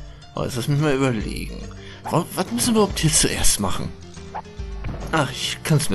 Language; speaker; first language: German; native; German